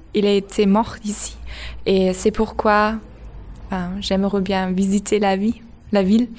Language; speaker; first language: French; non-native, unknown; German